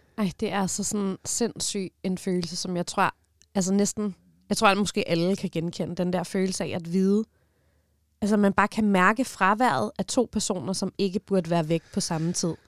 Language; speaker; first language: Danish; native; Danish